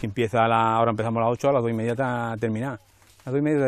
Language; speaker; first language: Spanish; native; Spanish